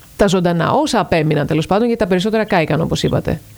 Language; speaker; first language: Greek; native; Greek